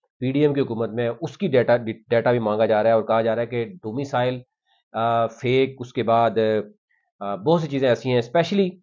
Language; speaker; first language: Urdu; non-native, local second language; Punjabi